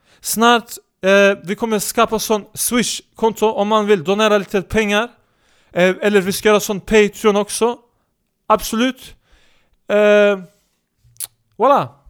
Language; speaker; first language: Swedish; early bilingual, other home language; Turkish